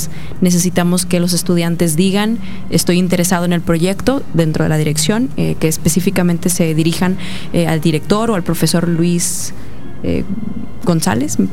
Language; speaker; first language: Spanish; native; Spanish